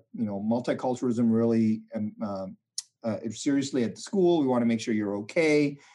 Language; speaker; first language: English; non-native, local second language; Tamil